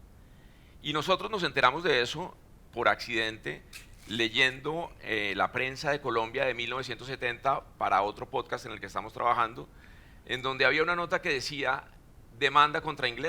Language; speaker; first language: Spanish; native; Spanish